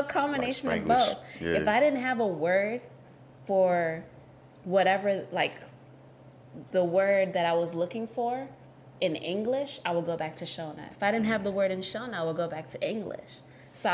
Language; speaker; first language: English; early bilingual, other home language; Shona